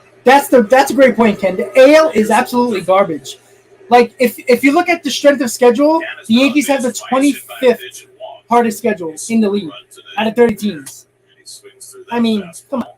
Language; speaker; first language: English; native; English